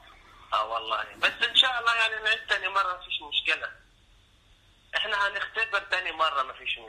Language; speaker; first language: Arabic; native; Arabic